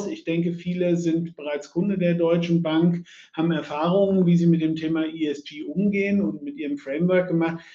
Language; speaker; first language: German; native; German